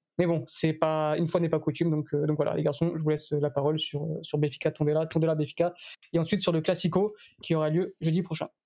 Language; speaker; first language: French; native; French